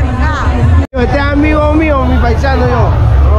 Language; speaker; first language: Spanish; native; Spanish